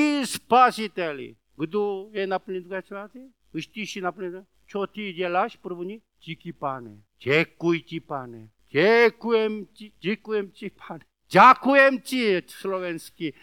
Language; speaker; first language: Czech; non-native, learner; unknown